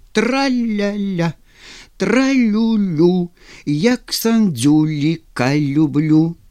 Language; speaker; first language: Belarusian; native; Belarusian